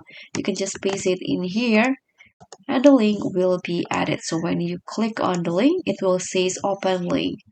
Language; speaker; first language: English; non-native, fluent; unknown